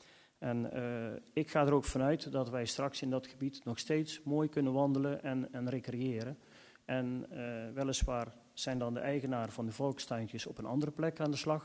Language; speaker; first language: Dutch; native; Dutch